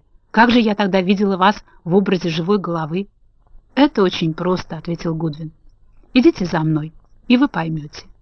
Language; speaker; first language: Russian; native; Russian